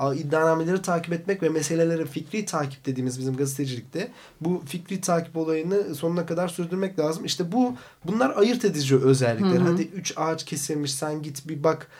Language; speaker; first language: Turkish; native; Turkish